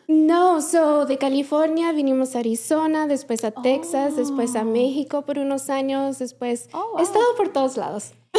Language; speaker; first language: Spanish; early bilingual, heritage; Spanish